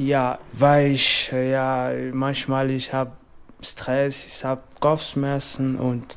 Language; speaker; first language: German; non-native, learner; French